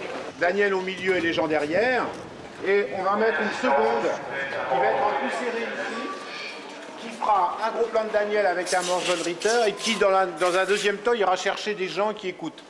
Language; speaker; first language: French; native; French